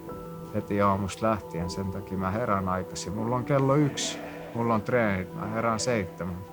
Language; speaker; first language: Finnish; early bilingual, other home language; Kurdish